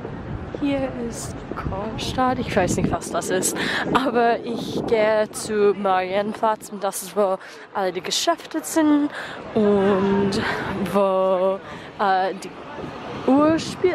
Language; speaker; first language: German; non-native, learner; English